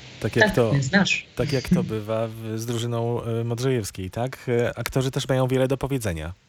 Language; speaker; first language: Polish; native; Polish